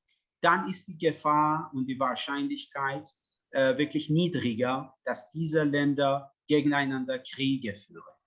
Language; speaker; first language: German; non-native, fluent; Persian